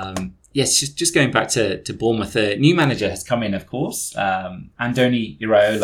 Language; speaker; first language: English; native; English